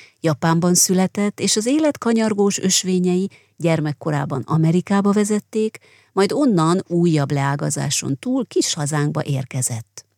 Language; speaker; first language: Hungarian; native; Hungarian